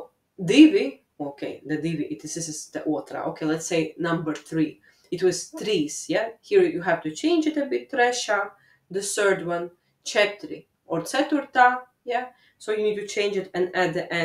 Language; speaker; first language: English; non-native, fluent; Latvian